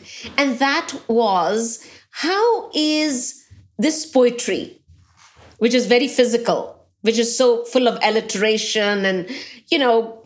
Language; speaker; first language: English; non-native, local second language; Punjabi